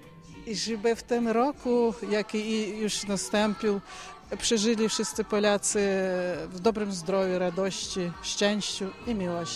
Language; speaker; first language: Polish; non-native, fluent; Ukrainian